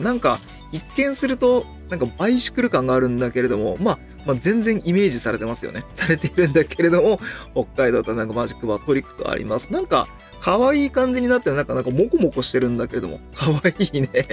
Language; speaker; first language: Japanese; native; Japanese